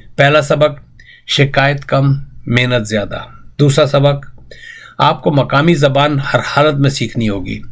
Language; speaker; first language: Urdu; native; Urdu